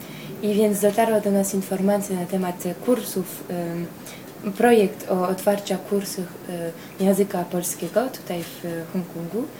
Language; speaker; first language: Polish; early bilingual, heritage; Polish